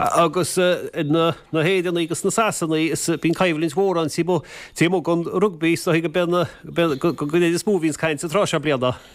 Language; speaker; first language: Irish; native; Irish